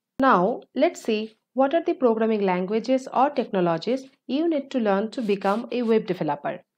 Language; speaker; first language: English; non-native, local second language; Bangla